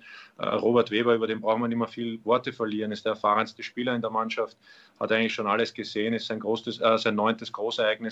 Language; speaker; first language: German; native; German